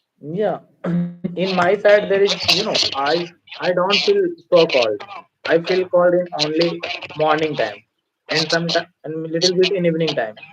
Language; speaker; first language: English; non-native, fluent; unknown